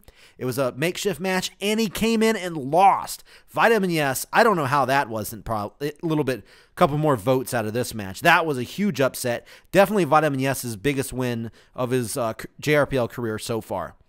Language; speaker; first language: English; native; English